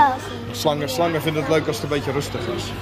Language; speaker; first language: Dutch; native; Dutch